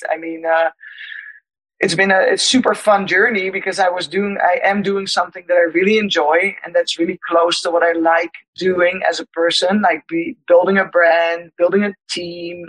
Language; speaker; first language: English; non-native, fluent; Dutch